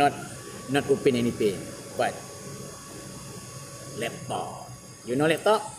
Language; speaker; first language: English; non-native, learner; Malay